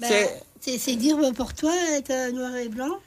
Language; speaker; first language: French; native; French